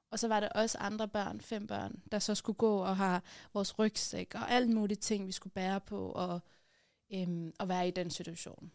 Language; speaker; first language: Danish; early bilingual, other home language; Persian